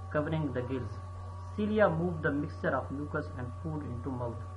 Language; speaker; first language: English; non-native, local second language; Urdu